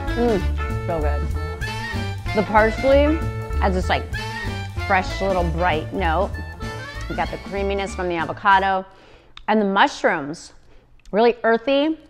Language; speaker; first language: English; native; English